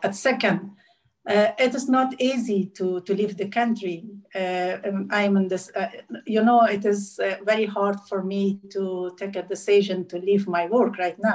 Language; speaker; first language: English; non-native, learner; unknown